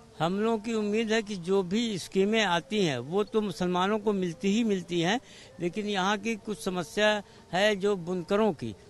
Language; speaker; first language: Hindi; native; Hindi